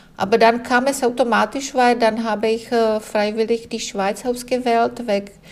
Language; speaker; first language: German; non-native, fluent; Czech